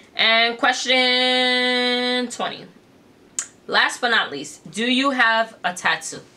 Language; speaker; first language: English; native; English